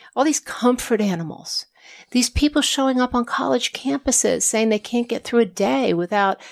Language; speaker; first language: English; native; English